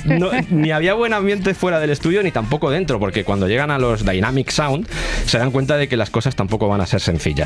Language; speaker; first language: Spanish; native; Spanish